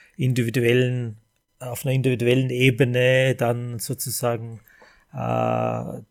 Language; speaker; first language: German; native; German